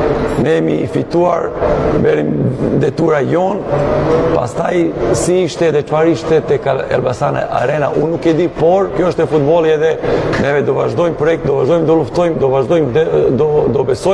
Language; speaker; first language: Albanian; non-native, learner; Serbian